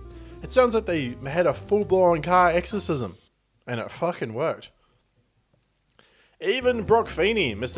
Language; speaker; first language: English; native; English